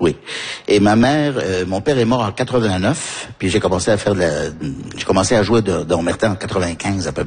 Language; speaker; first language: French; native; French